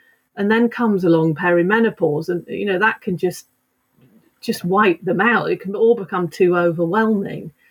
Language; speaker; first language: English; native; English